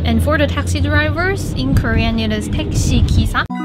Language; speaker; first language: English; non-native, fluent; Korean